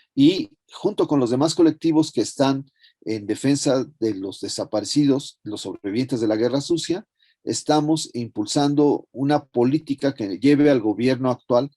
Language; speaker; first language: Spanish; native; Spanish